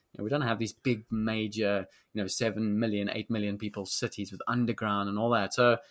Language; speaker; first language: English; native; English